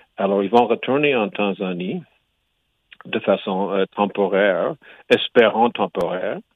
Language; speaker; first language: French; native; French